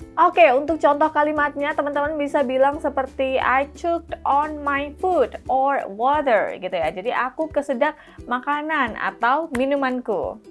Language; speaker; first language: Indonesian; native; Indonesian